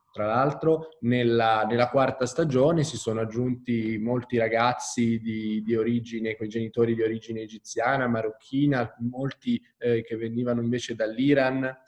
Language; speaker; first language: Italian; native; Italian